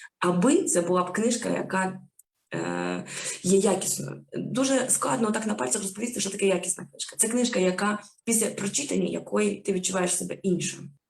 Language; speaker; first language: Ukrainian; native; Ukrainian